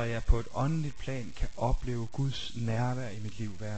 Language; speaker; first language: Danish; native; Danish